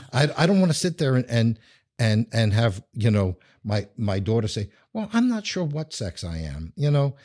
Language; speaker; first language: English; native; English